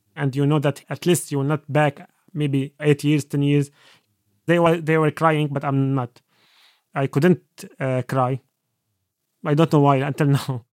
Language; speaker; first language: English; non-native, fluent; Arabic